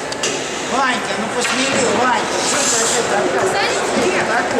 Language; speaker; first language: Russian; native; Russian